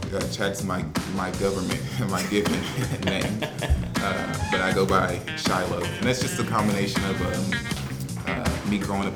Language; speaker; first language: English; native; English